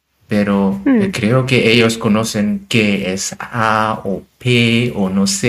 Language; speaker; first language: Spanish; non-native, learner; German